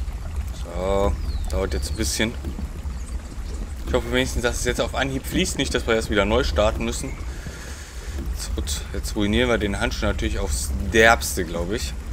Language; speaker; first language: German; native; German